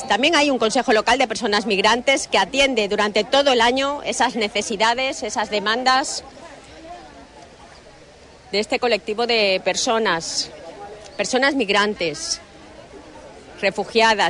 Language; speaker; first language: Spanish; native; Spanish